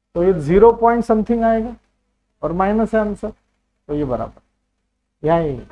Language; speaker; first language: Hindi; non-native, local second language; Marathi